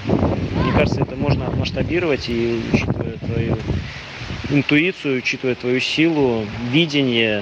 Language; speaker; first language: Russian; native; Russian